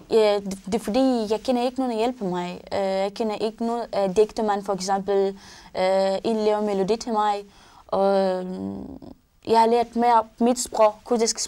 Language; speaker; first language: Danish; non-native, learner; Arabic